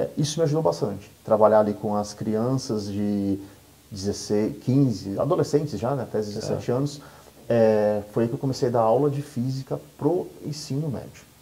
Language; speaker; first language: Portuguese; native; Portuguese